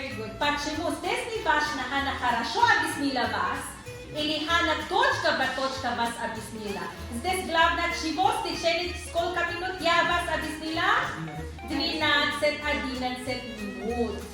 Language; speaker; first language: Russian; non-native, local second language; Tajik